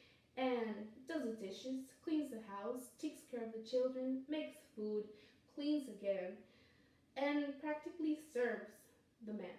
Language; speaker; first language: English; non-native, fluent; Spanish